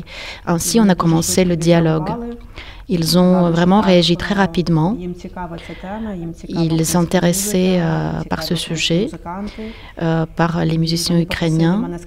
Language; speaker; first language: French; non-native, fluent; Ukrainian